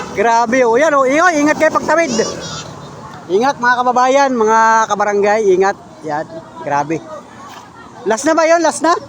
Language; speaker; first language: Filipino; native; Filipino